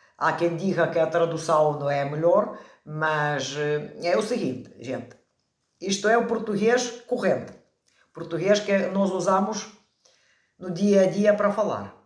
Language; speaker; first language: Portuguese; non-native, fluent; Ukrainian